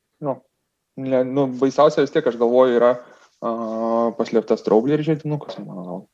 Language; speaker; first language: Lithuanian; native; Lithuanian